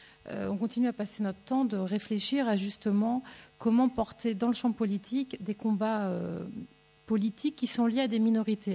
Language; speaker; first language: French; native; French